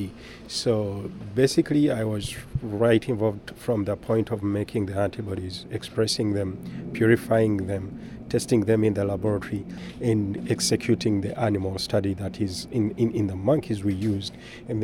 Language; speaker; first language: English; non-native, local second language; Ganda